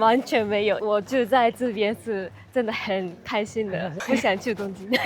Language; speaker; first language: Chinese; non-native, fluent; Japanese